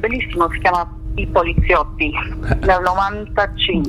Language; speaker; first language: Italian; non-native, fluent; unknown